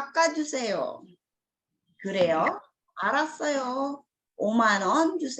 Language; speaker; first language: Korean; non-native, fluent; Filipino